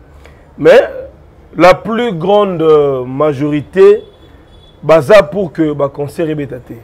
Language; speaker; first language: French; non-native, local second language; Lingala